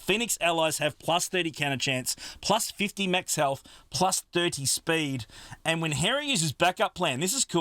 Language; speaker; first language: English; native; English